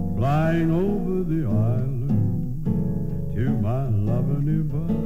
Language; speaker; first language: English; native; English